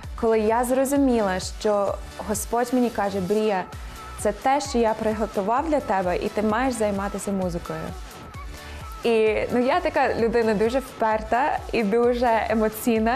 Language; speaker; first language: Ukrainian; non-native, fluent; English